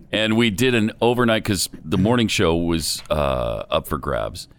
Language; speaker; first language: English; native; English